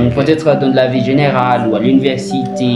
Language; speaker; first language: French; non-native, fluent; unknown